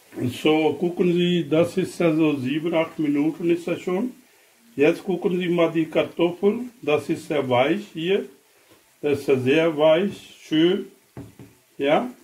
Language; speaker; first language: German; non-native, learner; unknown